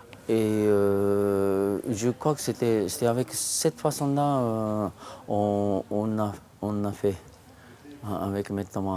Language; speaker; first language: French; non-native, fluent; Japanese